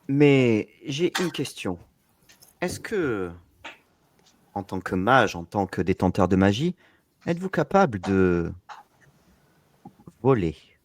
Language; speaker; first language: French; native; French